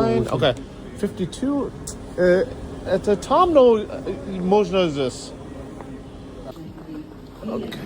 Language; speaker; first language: Russian; non-native, learner; English